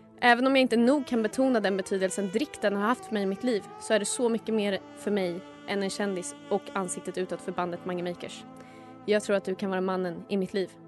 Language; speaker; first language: Swedish; native; Swedish